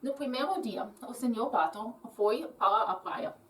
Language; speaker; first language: Portuguese; non-native, learner; English